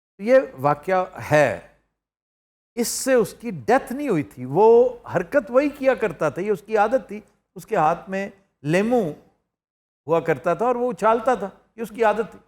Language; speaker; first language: Urdu; non-native, local second language; Punjabi